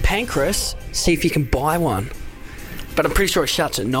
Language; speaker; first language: English; native; English